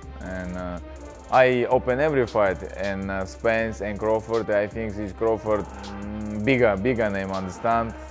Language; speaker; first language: English; non-native, learner; Russian